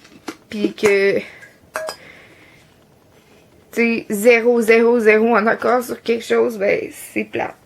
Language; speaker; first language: French; native; French